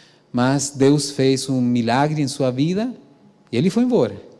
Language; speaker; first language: Portuguese; non-native, fluent; Spanish